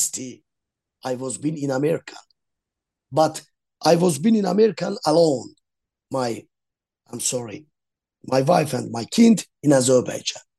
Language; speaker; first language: English; non-native, learner; Azerbaijani